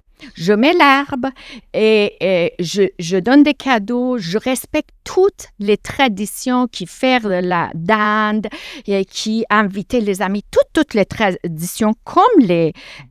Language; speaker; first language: French; non-native, fluent; Persian